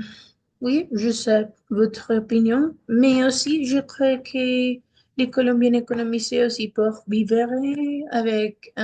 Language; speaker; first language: French; non-native, learner; Spanish